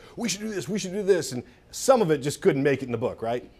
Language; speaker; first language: English; native; English